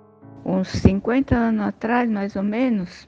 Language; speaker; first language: Portuguese; early bilingual, other home language; Japanese